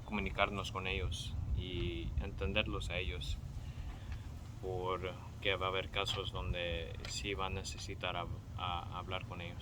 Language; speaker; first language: Spanish; early bilingual, heritage; Spanish